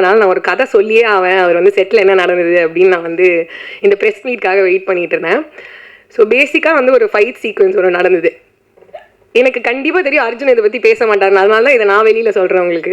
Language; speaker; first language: Tamil; native; Tamil